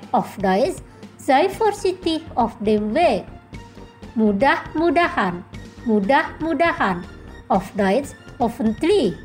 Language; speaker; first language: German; non-native, fluent; Indonesian